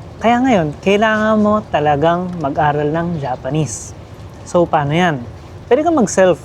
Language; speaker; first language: Filipino; native; Filipino